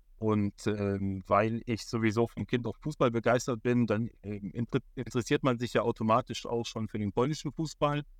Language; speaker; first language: German; early bilingual, other home language; Polish